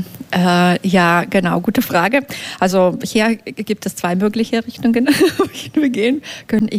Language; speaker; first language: German; non-native, fluent; Belarusian